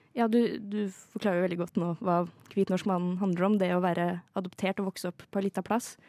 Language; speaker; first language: Norwegian; native; Norwegian